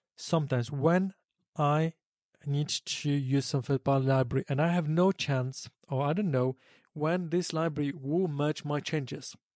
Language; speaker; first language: English; non-native, fluent; Polish